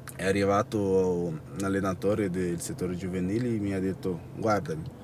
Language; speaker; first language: Italian; non-native, fluent; Portuguese